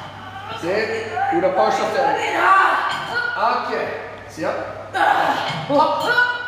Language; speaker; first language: Indonesian; non-native, fluent; English